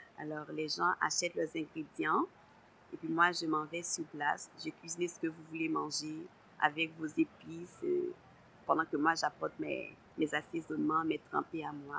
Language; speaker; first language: French; non-native, local second language; Haitian Creole